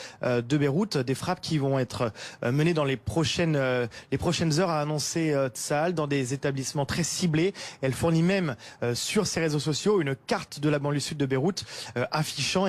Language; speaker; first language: French; native; French